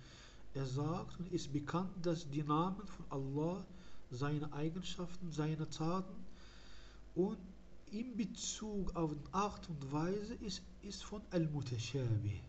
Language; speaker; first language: German; non-native, fluent; Arabic